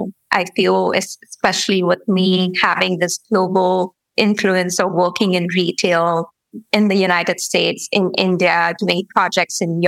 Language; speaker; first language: English; non-native, local second language; Gujarati